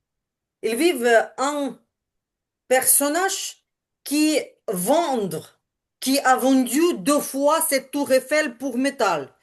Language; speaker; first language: French; non-native, learner; Ukrainian